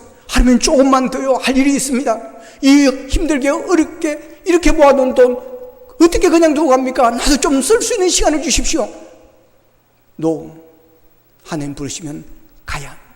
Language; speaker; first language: Korean; native; Korean